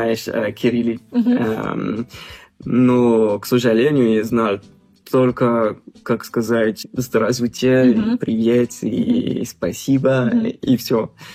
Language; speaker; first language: Russian; non-native, fluent; French